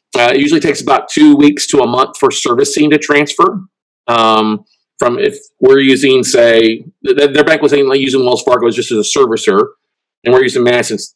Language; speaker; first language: English; native; English